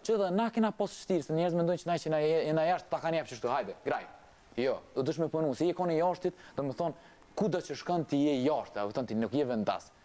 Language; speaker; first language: Albanian; early bilingual, heritage; Albanian